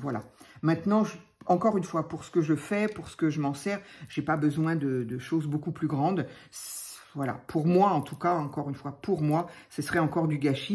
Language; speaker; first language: French; native; French